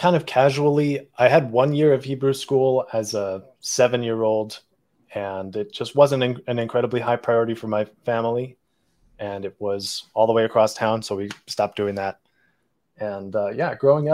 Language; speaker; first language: English; native; English